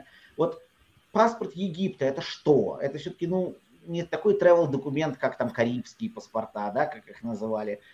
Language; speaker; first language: Russian; native; Russian